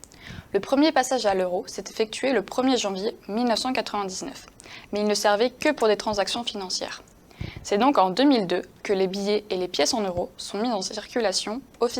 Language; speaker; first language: French; native; French